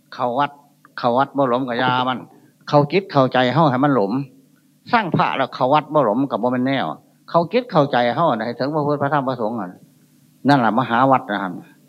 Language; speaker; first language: Thai; native; Thai